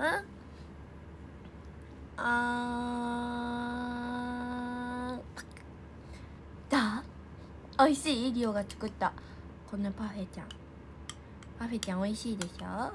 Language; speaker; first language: Japanese; native; Japanese